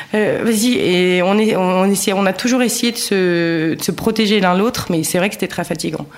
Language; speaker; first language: French; native; French